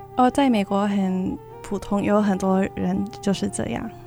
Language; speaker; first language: Chinese; early bilingual, heritage; Chinese